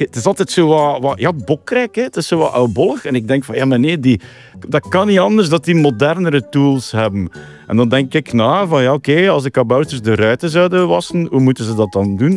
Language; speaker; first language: Dutch; native; Dutch